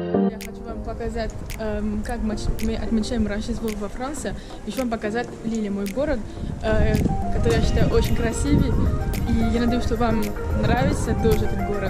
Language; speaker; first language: Russian; non-native, learner; French